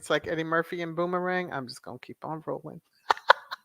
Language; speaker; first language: English; native; English